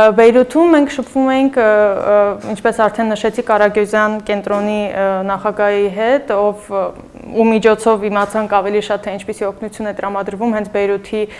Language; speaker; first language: Armenian; native; Armenian